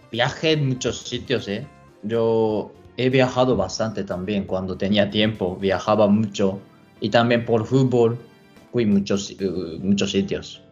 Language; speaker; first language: Spanish; non-native, learner; Japanese